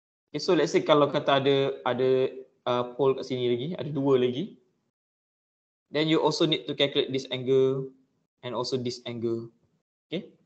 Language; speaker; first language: English; non-native, local second language; Malay